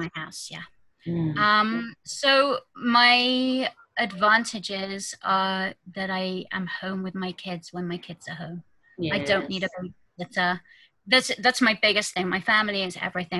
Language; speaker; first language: English; native; English